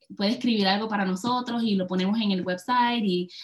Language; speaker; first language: Spanish; early bilingual, heritage; Spanish